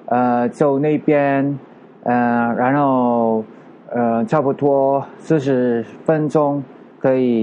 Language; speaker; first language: Chinese; non-native, learner; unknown